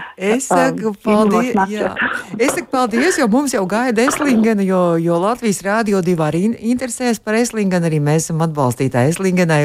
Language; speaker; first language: Latvian; native; Latvian